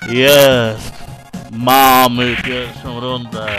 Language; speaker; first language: Polish; native; Polish